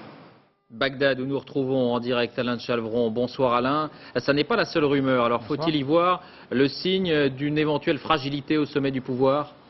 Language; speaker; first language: French; native; French